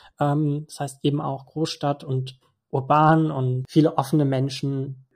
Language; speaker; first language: German; early bilingual, other home language; Turkish